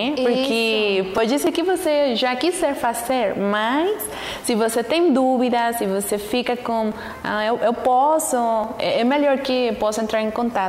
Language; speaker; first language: Portuguese; non-native, learner; Spanish